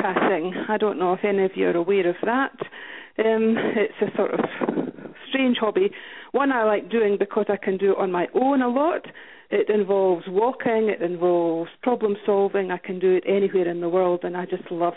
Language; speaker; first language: English; native; English